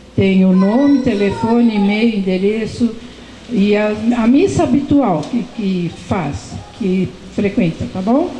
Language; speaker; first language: Portuguese; native; Portuguese